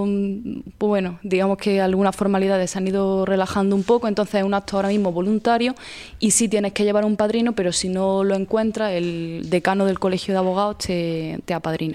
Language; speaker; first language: Spanish; native; Spanish